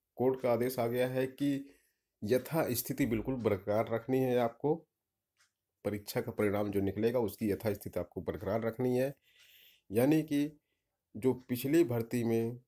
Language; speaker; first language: Hindi; native; Hindi